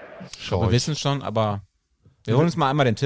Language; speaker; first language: German; native; German